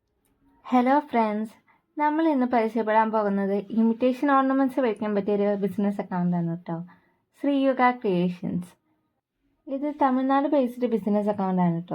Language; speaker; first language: Malayalam; native; Malayalam